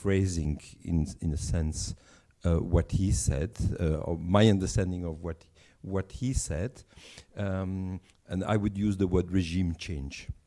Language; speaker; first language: English; non-native, fluent; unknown